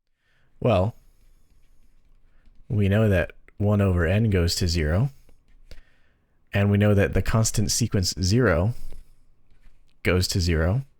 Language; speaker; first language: English; native; English